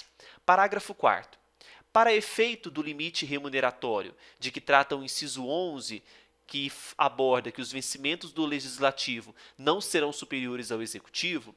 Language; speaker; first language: Portuguese; native; Portuguese